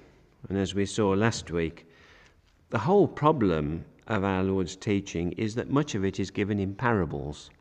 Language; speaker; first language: English; native; English